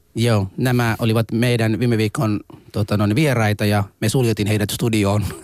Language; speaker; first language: Finnish; non-native, fluent; Somali